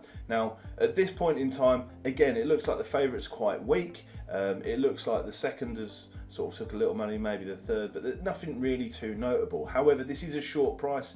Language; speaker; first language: English; native; English